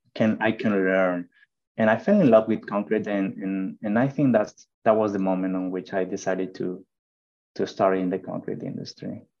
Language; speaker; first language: English; non-native, fluent; Spanish